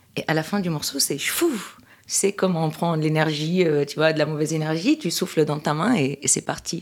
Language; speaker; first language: French; non-native, local second language; Arabic